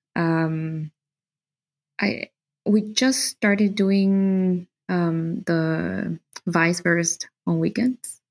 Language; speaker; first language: English; non-native, fluent; Spanish